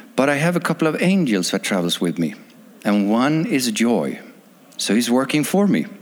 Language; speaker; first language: English; non-native, fluent; Swedish